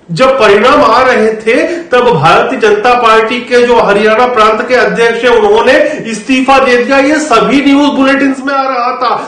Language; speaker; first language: Hindi; native; Hindi